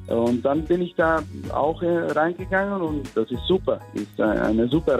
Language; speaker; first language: German; early bilingual, heritage; German